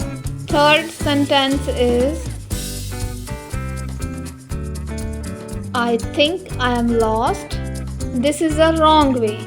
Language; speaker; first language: English; non-native, learner; Hindi